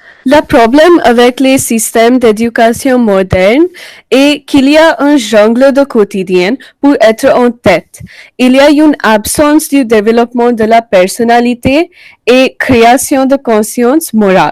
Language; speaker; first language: French; non-native, learner; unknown